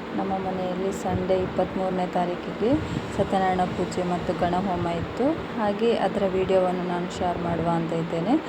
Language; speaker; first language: Kannada; non-native, local second language; Konkani